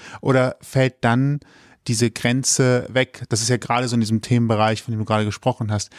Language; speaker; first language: German; native; German